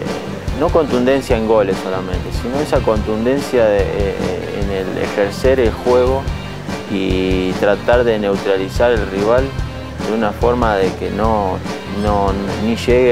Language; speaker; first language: Spanish; native; Spanish